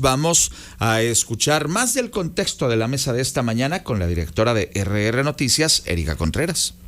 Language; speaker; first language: Spanish; native; Spanish